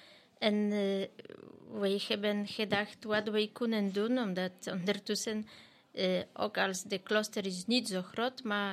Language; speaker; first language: Dutch; non-native, fluent; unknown